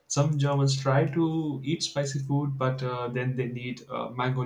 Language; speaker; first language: English; non-native, local second language; Hindi